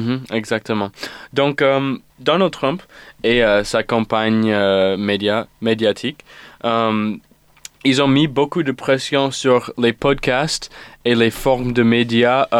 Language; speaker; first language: French; non-native, fluent; English